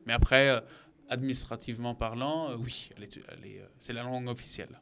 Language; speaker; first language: French; non-native, fluent; Arabic